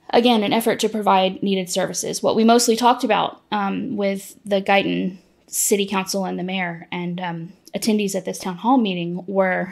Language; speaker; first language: English; native; English